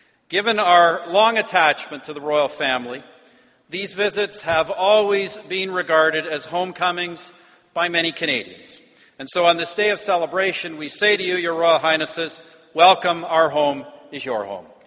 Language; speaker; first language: English; native; English